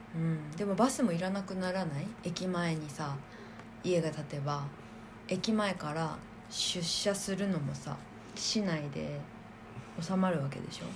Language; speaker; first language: Japanese; native; Japanese